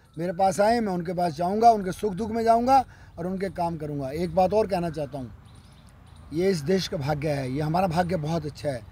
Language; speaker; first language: Hindi; native; Hindi